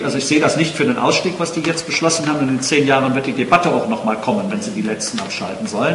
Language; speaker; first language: German; native; German